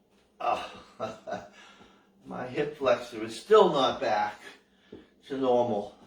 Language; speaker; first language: English; native; English